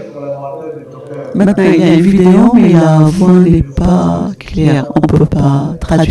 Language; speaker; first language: French; non-native, fluent; Arabic